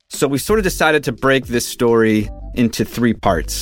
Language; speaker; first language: English; native; English